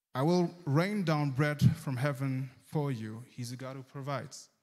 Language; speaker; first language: English; early bilingual, heritage; German